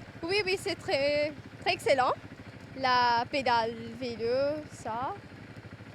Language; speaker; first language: French; non-native, local second language; Morisyen